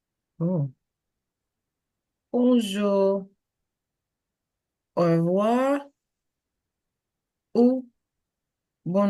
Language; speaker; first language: French; non-native, learner; English